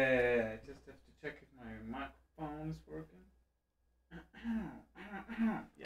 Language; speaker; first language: English; non-native, fluent; German